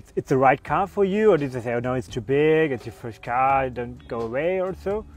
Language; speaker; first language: English; non-native, fluent; German